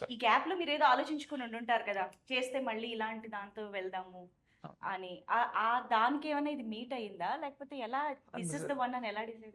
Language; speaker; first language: Telugu; native; Telugu